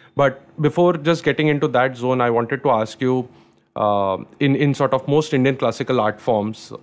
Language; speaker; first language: English; non-native, local second language; Marathi